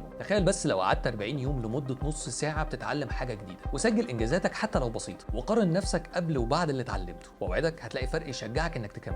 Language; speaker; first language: Arabic; native; Arabic